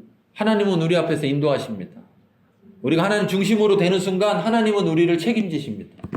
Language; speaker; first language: Korean; native; Korean